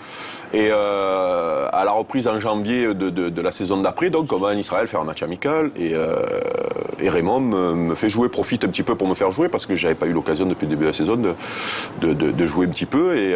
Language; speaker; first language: French; native; French